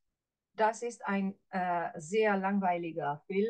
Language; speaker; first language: German; non-native, fluent; Greek